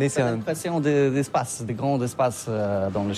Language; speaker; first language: French; non-native, learner; Polish